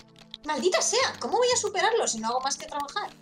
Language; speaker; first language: Spanish; native; Spanish